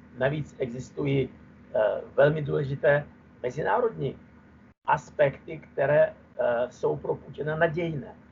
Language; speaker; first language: Czech; non-native, fluent; Russian